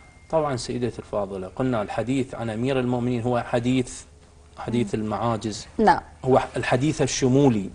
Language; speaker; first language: Arabic; native; Arabic